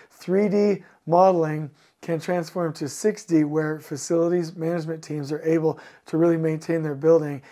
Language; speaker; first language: English; native; English